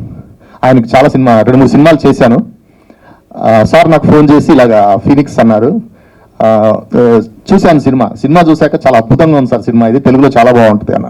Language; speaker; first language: Telugu; native; Telugu